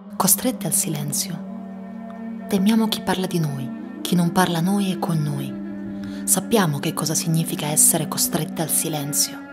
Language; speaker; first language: Italian; native; Italian